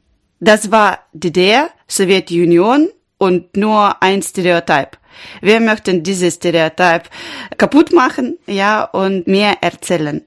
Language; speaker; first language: German; non-native, learner; Ukrainian